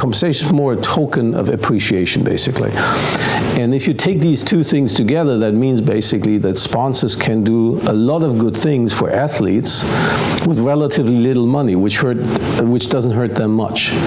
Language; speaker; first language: English; non-native, fluent; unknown